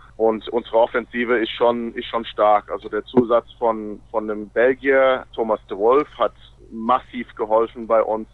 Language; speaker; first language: German; non-native, fluent; English